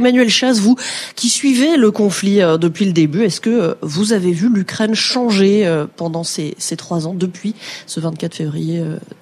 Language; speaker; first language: French; native; French